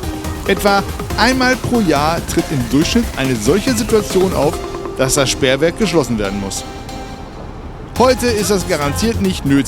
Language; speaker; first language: German; native; German